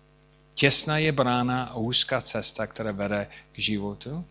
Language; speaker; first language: Czech; non-native, fluent; English